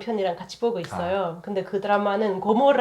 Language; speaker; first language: Korean; non-native, fluent; Italian